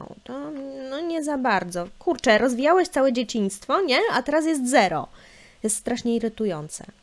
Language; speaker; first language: Polish; native; Polish